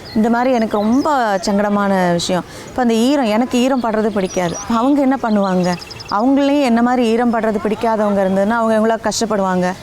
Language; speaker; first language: Tamil; native; Tamil